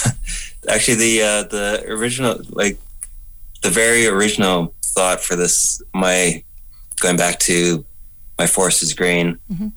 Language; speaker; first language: English; native; English